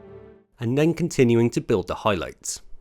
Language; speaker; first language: English; native; English